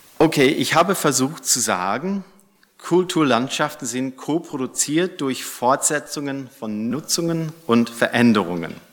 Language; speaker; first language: German; non-native, fluent; English